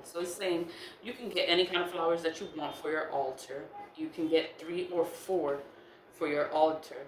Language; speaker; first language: English; native; English